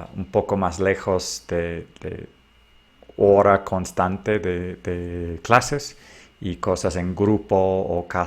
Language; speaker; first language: Spanish; non-native, fluent; English